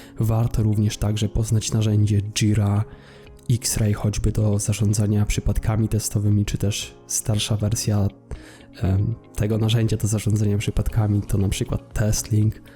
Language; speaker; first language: Polish; native; Polish